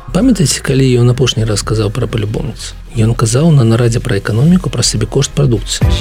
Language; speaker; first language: Belarusian; non-native, local second language; Russian